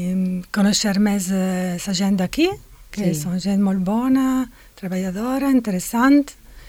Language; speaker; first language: Catalan; non-native, fluent; Italian